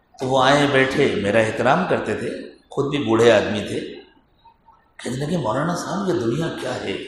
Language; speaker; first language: Urdu; native; Urdu